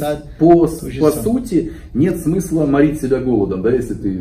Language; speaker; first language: Russian; native; Russian